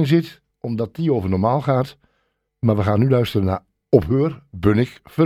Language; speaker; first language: Dutch; native; Dutch